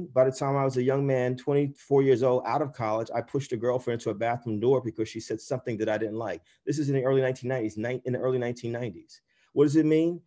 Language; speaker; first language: English; native; English